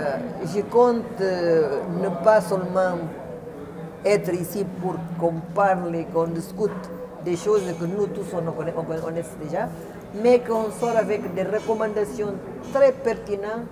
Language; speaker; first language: French; non-native, fluent; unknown